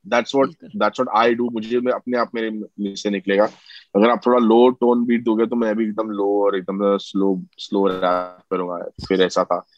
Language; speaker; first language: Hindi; native; Hindi